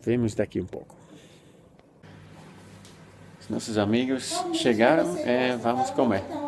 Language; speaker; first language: Portuguese; non-native, fluent; Dutch